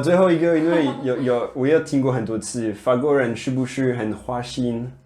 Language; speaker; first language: Chinese; non-native, fluent; French